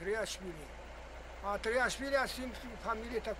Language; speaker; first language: Russian; non-native, local second language; Ossetic